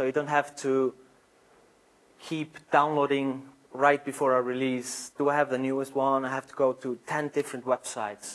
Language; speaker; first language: English; non-native, fluent; Icelandic